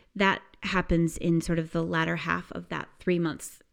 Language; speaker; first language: English; native; English